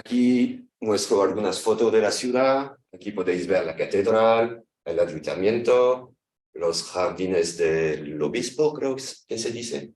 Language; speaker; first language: Spanish; non-native, fluent; French